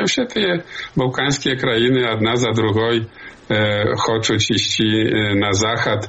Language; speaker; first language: Polish; non-native, learner; Belarusian